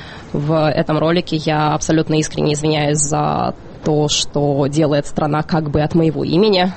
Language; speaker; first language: Russian; native; Russian